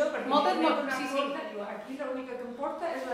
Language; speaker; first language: Catalan; non-native, local second language; Spanish